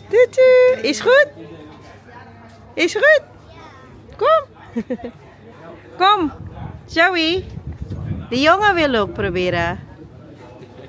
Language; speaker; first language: Dutch; non-native, learner; Filipino